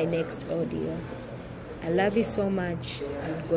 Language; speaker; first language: English; non-native, local second language; Ganda